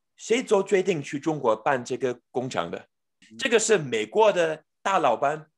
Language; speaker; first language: Chinese; non-native, fluent; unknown